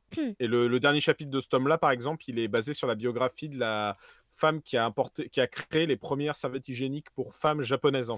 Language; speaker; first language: French; native; French